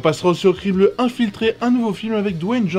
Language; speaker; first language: French; native; French